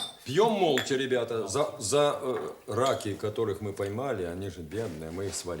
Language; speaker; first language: Russian; native; Russian